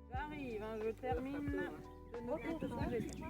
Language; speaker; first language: French; native; French